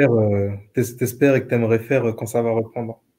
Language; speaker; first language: French; native; French